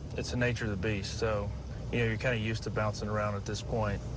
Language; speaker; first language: English; native; English